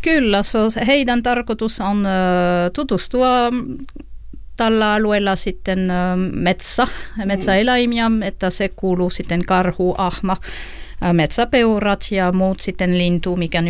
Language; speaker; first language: Finnish; non-native, learner; French